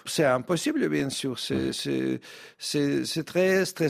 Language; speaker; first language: French; non-native, fluent; Russian